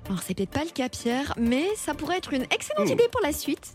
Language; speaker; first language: French; native; French